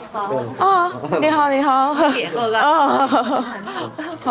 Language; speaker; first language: Chinese; non-native, fluent; Korean